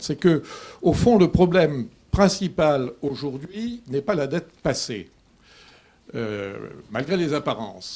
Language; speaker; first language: French; native; French